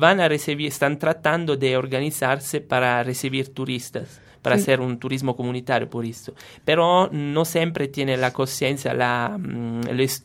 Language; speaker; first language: Spanish; non-native, fluent; Italian